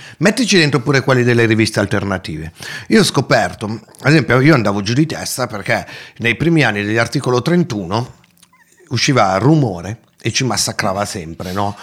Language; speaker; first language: Italian; native; Italian